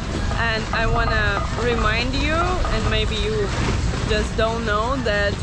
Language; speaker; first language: English; non-native, fluent; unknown